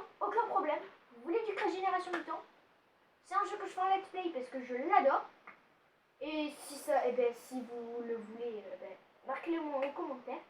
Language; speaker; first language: French; native; French